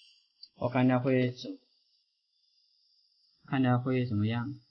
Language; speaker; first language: Chinese; native; Chinese